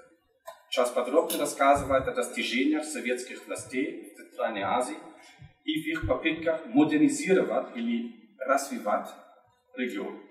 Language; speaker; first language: Russian; non-native, fluent; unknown